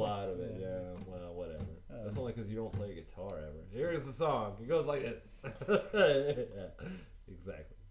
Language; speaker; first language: English; native; English